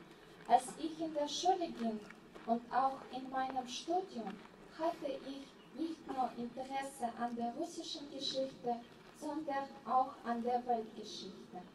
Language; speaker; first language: German; non-native, fluent; Russian